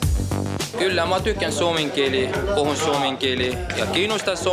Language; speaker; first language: Finnish; non-native, learner; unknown